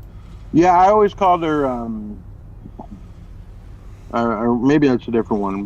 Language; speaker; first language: English; native; English